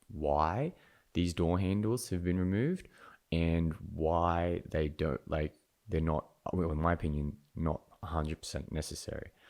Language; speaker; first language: English; native; English